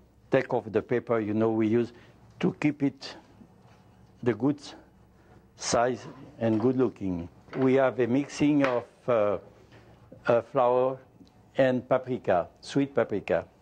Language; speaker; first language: English; non-native, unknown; French